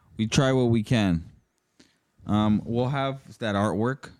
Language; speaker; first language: English; early bilingual, other home language; Spanish